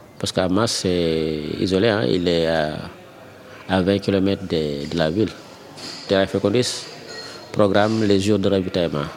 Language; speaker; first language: French; non-native, local second language; Wolof